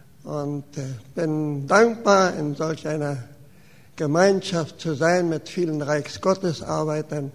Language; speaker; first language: German; early bilingual, heritage; German